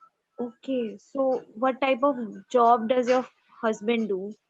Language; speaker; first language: English; non-native, local second language; Hindi